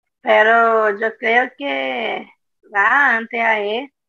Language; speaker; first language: Spanish; non-native, learner; Portuguese